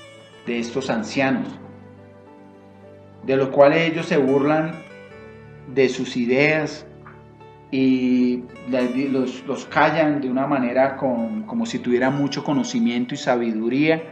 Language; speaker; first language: Spanish; native; Spanish